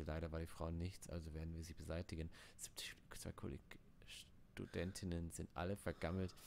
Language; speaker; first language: German; native; German